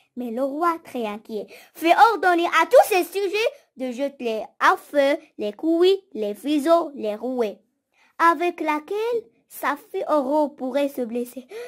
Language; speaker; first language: French; non-native, local second language; Arabic